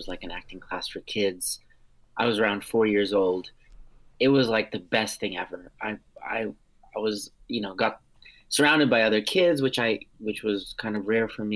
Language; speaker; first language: English; early bilingual, other home language; Armenian